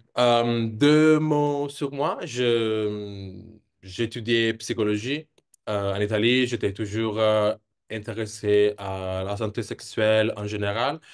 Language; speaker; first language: French; non-native, fluent; Italian